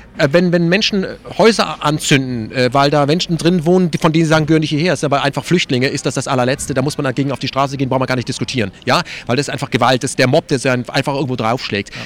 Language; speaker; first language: German; native; German